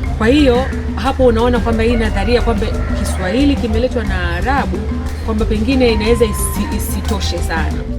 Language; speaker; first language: Swahili; native; Swahili